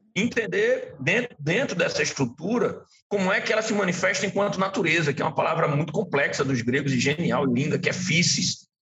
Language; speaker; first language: Portuguese; native; Portuguese